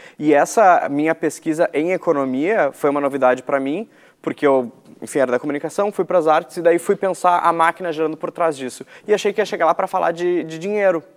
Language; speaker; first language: Portuguese; native; Portuguese